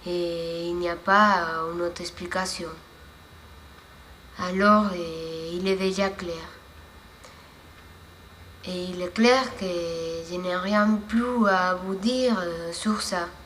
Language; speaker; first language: French; non-native, fluent; Spanish